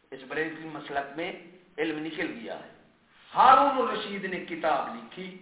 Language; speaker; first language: Urdu; non-native, local second language; Punjabi